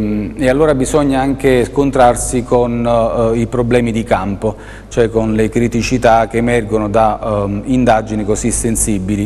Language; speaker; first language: Italian; native; Italian